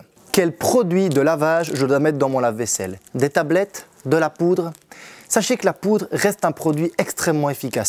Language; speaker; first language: French; native; French